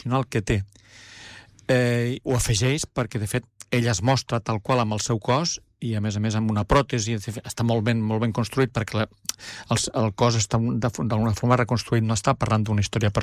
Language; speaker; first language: Catalan; native; Catalan